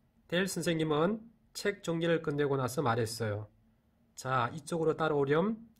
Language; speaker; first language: Korean; native; Korean